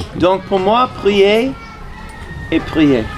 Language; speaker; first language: French; non-native, learner; English